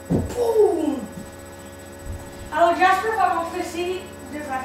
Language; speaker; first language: French; non-native, learner; English